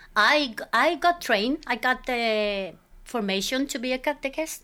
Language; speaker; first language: English; non-native, fluent; Spanish